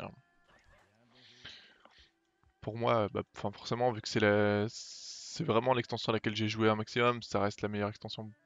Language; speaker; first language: French; native; French